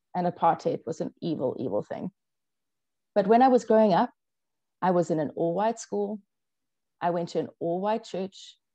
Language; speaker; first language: English; native; English